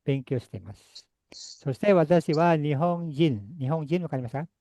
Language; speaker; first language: Japanese; non-native, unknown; Indonesian